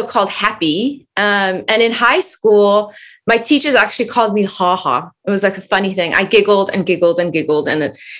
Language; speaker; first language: English; native; English